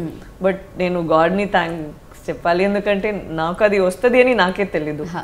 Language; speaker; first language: Telugu; non-native, learner; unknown